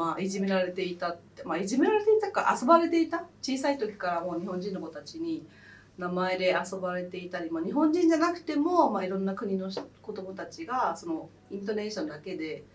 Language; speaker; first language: Japanese; early bilingual, other home language; Khmer